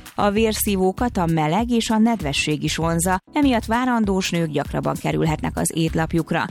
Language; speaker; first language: Hungarian; native; Hungarian